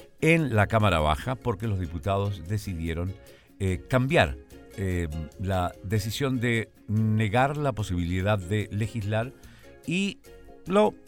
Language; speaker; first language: Spanish; native; Spanish